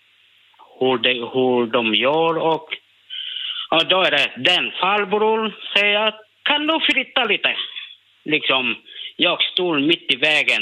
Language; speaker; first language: Swedish; non-native, learner; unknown